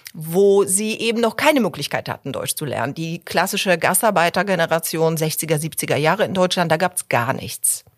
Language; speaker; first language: German; early bilingual, other home language; Polish